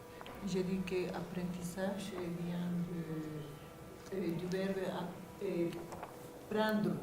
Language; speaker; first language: French; non-native, fluent; Spanish